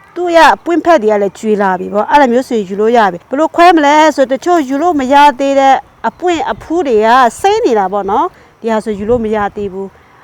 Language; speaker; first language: Burmese; non-native, local second language; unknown